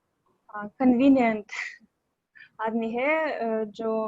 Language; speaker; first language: Hindi; non-native, learner; Russian